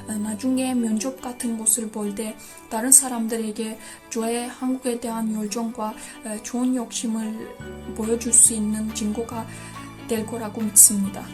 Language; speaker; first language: Korean; non-native, learner; Turkish